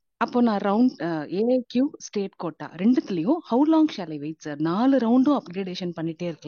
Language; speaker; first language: Tamil; native; Tamil